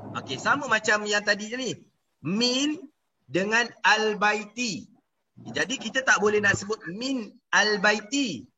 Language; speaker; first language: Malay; native; Malay